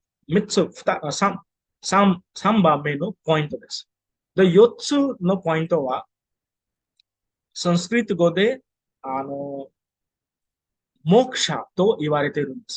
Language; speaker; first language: Japanese; non-native, fluent; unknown